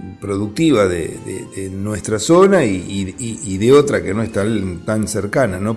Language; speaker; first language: Spanish; native; Spanish